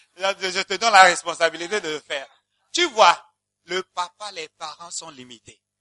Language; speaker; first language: French; non-native, fluent; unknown